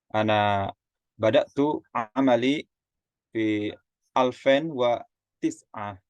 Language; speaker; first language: Arabic; non-native, fluent; Indonesian